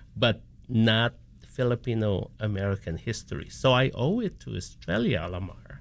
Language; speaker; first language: English; non-native, local second language; Filipino